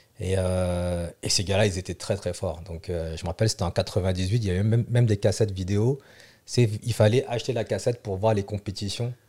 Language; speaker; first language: French; early bilingual, other home language; Vietnamese